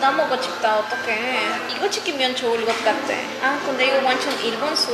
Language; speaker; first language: Korean; non-native, learner; Spanish